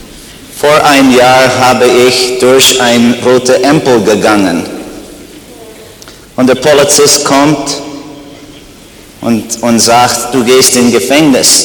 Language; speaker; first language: German; non-native, learner; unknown